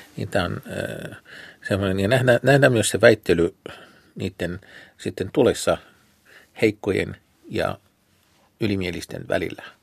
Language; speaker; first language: Finnish; non-native, fluent; Arabic